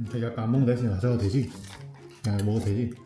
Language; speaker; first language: Korean; native; Korean